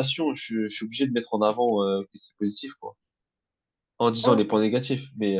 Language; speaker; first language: French; native; French